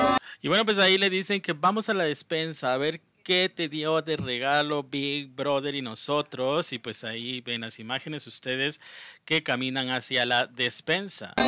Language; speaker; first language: Spanish; native; Spanish